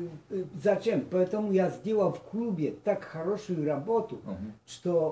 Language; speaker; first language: Russian; non-native, learner; Polish